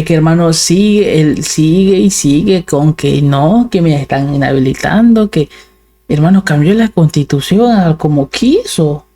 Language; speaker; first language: Spanish; native; Spanish